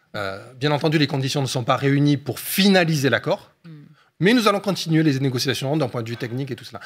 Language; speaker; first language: French; native; French